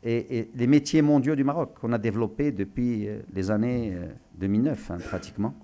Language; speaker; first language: French; non-native, local second language; Arabic